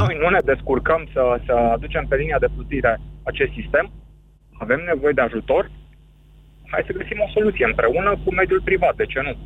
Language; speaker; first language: Romanian; native; Romanian